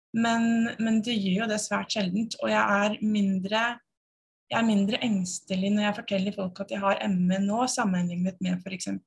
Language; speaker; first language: Norwegian; native; Norwegian